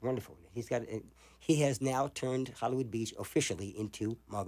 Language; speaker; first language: English; native; English